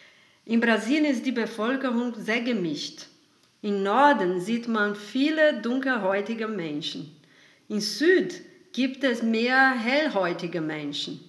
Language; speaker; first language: German; non-native, fluent; Portuguese